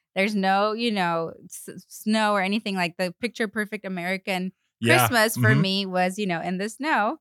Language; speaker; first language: English; non-native, fluent; Spanish